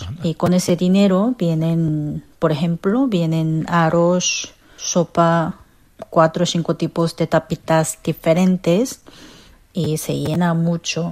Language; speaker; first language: Spanish; non-native, fluent; Korean